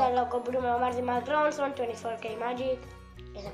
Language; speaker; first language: Spanish; early bilingual, heritage; Spanish